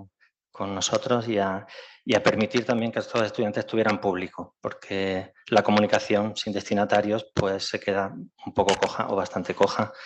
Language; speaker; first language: Spanish; native; Spanish